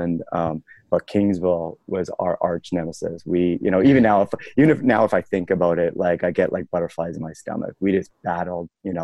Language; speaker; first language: English; native; English